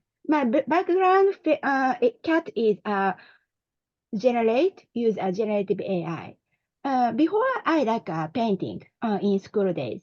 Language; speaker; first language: English; non-native, learner; Japanese